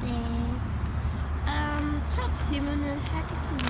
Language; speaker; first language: Korean; early bilingual, heritage; English